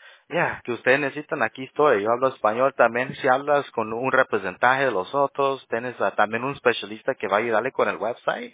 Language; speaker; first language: Spanish; early bilingual, heritage; Spanish